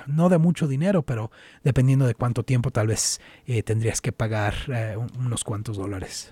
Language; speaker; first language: Spanish; native; Spanish